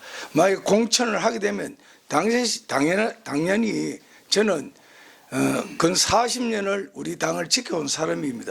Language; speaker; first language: Korean; native; Korean